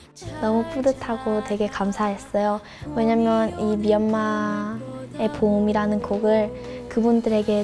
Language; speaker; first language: Korean; early bilingual, other home language; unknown